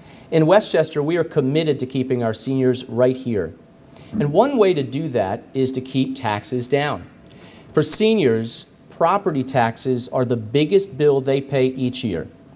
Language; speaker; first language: English; native; English